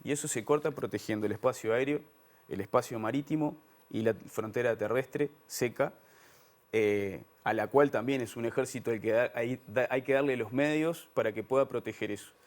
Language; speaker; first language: Spanish; native; Spanish